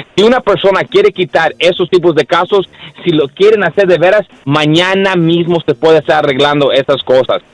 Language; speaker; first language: Spanish; early bilingual, heritage; Spanish